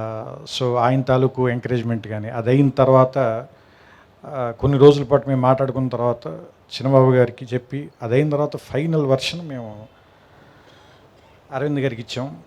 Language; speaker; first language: Telugu; native; Telugu